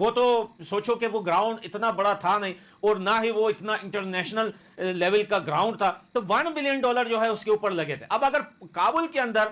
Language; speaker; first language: Hindi; native; Hindi